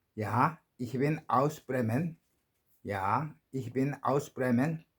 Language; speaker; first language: German; non-native, learner; Korean